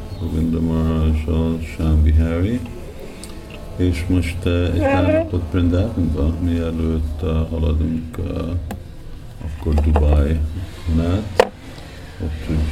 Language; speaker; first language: Hungarian; early bilingual, heritage; Hungarian